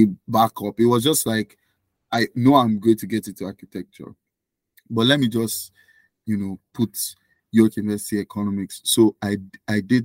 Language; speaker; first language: English; non-native, local second language; Yoruba